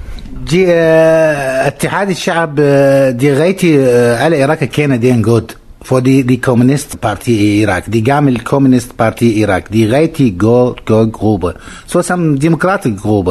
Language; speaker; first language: Danish; non-native, learner; Arabic